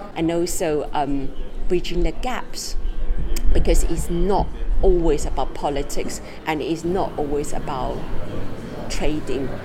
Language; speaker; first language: English; non-native, fluent; Chinese